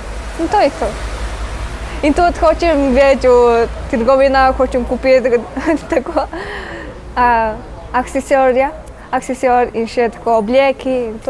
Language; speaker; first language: Slovenian; non-native, learner; Mongolian